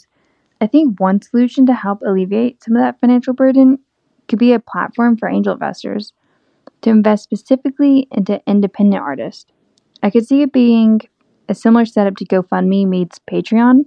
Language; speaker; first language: English; native; English